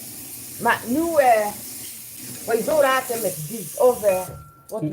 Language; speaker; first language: Dutch; non-native, learner; Kikuyu